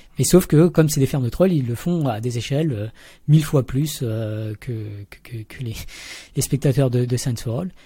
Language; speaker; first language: French; early bilingual, other home language; Vietnamese